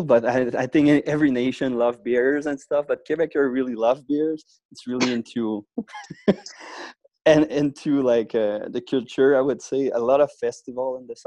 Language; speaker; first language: English; non-native, fluent; French